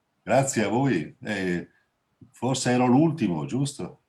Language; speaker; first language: Italian; native; Italian